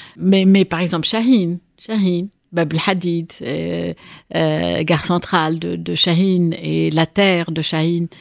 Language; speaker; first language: French; non-native, local second language; Arabic